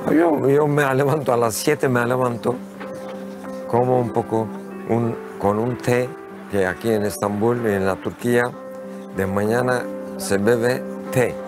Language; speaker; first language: Spanish; early bilingual, heritage; Ladino